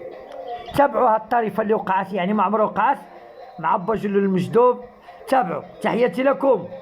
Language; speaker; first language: Arabic; native; Arabic